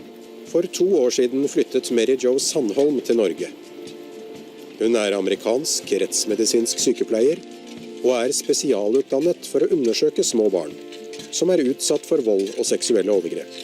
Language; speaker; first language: Norwegian; native; Norwegian